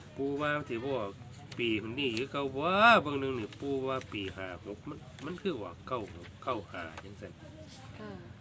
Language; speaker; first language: Thai; native; Thai